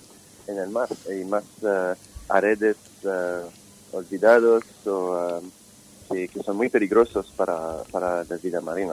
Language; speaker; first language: Spanish; non-native, fluent; French